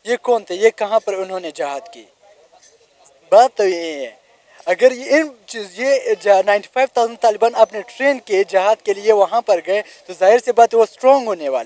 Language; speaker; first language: Hindi; non-native, local second language; Pashto